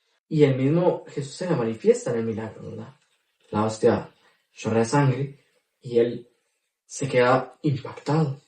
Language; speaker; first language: Spanish; native; Spanish